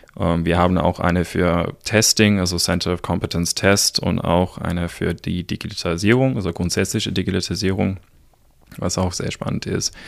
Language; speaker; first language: German; non-native, fluent; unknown